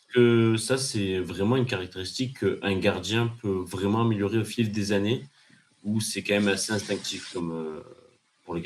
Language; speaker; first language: French; native; French